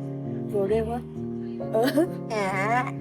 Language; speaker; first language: Japanese; non-native, learner; Vietnamese